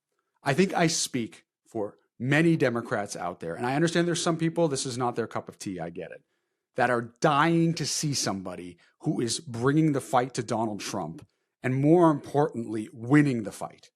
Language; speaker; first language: English; native; English